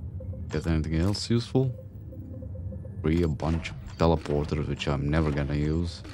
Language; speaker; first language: English; native; English